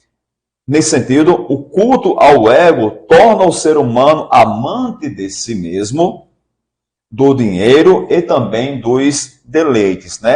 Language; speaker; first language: Portuguese; native; Portuguese